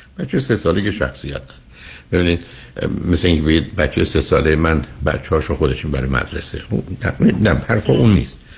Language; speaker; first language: Persian; native; Persian